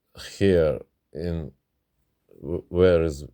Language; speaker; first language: English; non-native, learner; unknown